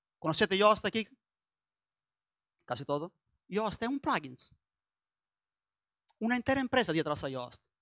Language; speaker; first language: Spanish; non-native, learner; Italian